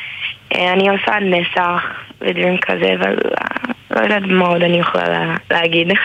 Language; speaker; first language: Hebrew; non-native, learner; English